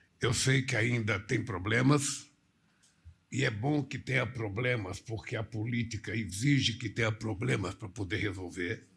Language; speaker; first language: Portuguese; native; Portuguese